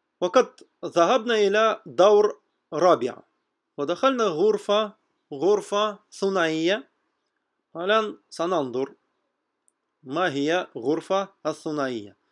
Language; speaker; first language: Arabic; non-native, fluent; Russian